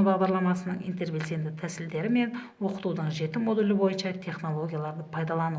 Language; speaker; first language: Kazakh; native; Kazakh